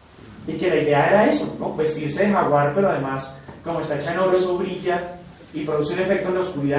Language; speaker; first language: Spanish; native; Spanish